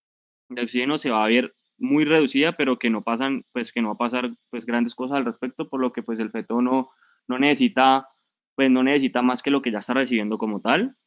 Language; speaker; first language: Spanish; native; Spanish